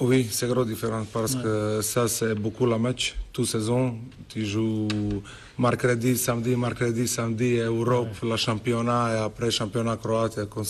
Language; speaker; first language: French; non-native, learner; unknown